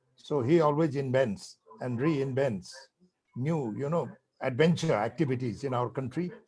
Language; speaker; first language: English; non-native, local second language; Nepali